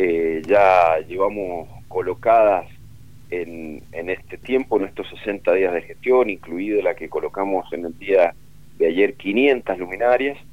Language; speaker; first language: Spanish; native; Spanish